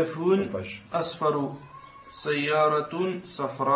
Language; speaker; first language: Arabic; non-native, learner; French